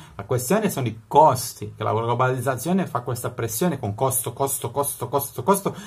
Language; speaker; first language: Italian; non-native, fluent; Spanish